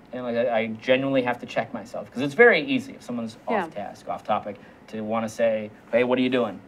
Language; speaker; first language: English; native; English